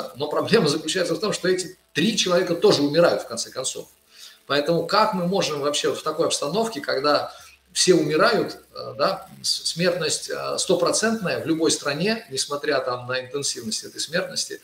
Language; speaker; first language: Russian; native; Russian